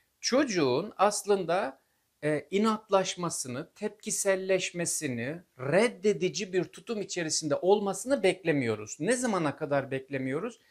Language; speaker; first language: Turkish; native; Turkish